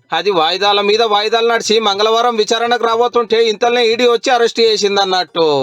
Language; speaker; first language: Telugu; native; Telugu